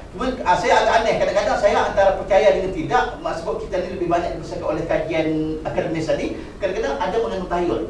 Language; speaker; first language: Malay; native; Malay